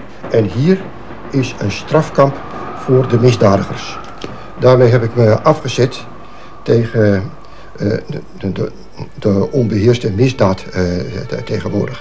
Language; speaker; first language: Dutch; native; Dutch